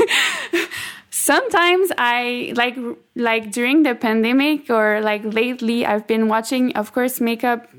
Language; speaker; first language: English; non-native, fluent; French